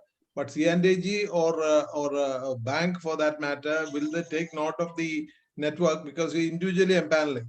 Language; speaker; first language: English; non-native, local second language; Malayalam